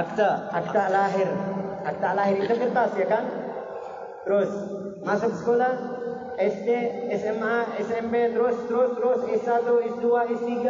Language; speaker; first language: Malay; non-native, learner; Arabic